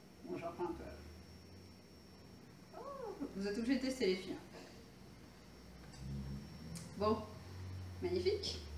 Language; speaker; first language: French; native; French